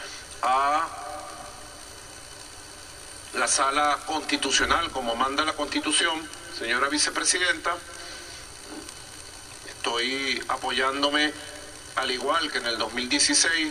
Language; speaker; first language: Spanish; native; Spanish